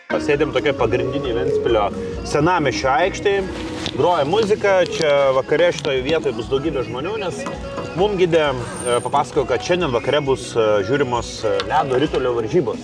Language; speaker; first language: Lithuanian; native; Lithuanian